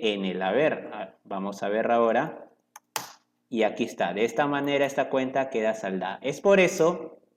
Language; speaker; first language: Spanish; native; Spanish